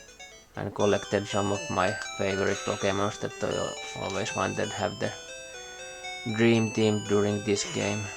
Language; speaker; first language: English; non-native, fluent; Finnish